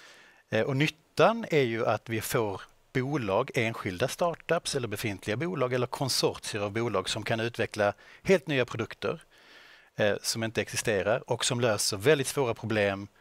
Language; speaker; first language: Swedish; native; Swedish